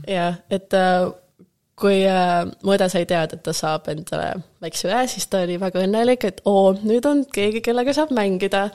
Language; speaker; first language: Estonian; non-native, local second language; Russian